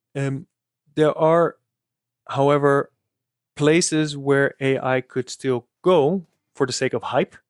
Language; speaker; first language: English; non-native, fluent; Dutch